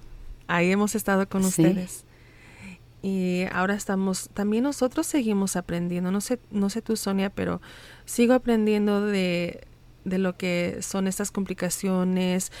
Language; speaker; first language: Spanish; early bilingual, heritage; Spanish